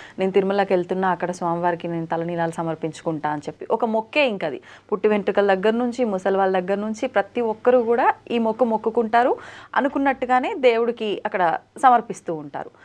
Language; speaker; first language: Telugu; native; Telugu